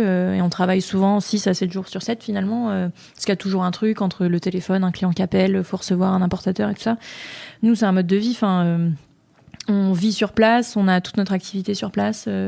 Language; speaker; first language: French; native; French